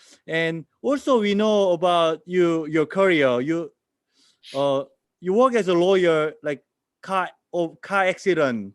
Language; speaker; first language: English; non-native, learner; Korean